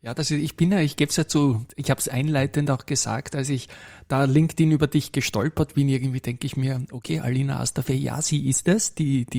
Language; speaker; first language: German; native; German